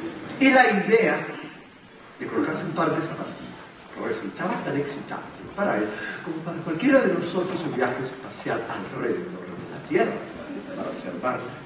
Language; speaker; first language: Spanish; native; Spanish